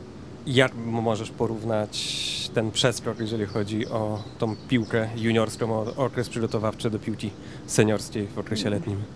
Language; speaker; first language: Polish; native; Polish